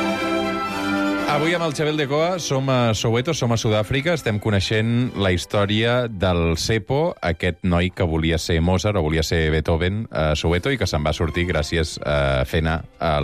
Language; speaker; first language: Catalan; native; Catalan